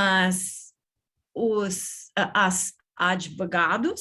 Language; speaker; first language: Portuguese; non-native, learner; English